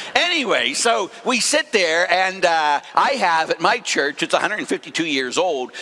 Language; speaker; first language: English; native; English